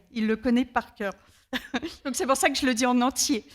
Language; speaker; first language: French; native; French